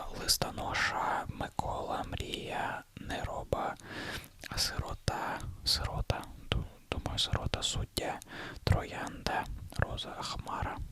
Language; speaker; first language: Ukrainian; non-native, learner; Russian